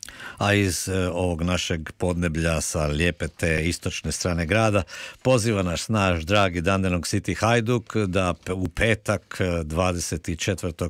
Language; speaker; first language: Croatian; native; Croatian